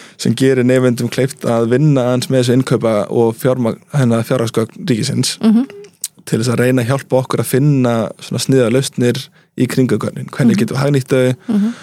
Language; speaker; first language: Icelandic; early bilingual, heritage; Icelandic